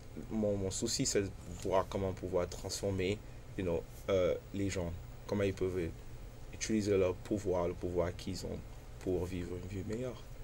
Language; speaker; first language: French; non-native, local second language; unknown